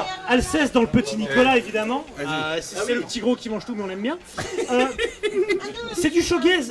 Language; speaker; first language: French; native; French